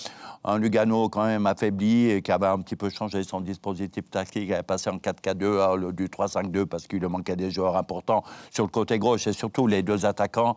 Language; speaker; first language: French; native; French